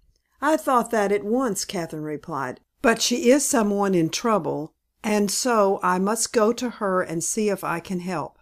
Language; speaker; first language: English; native; English